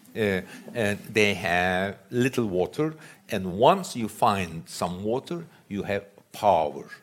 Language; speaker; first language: English; non-native, fluent; Turkish